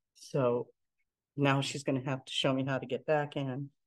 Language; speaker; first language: English; native; English